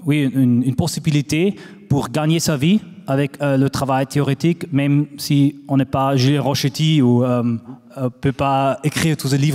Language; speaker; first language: French; non-native, fluent; German